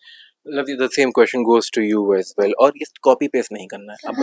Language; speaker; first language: Hindi; native; Hindi